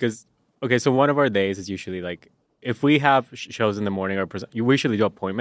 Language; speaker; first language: English; non-native, fluent; Spanish